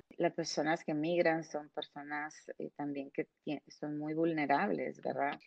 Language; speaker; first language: Spanish; native; Spanish